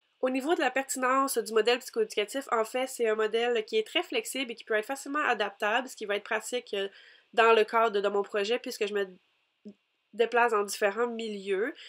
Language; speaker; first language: French; native; French